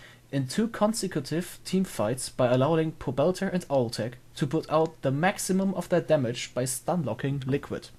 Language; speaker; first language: English; non-native, fluent; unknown